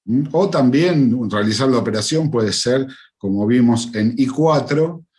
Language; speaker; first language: Spanish; native; Spanish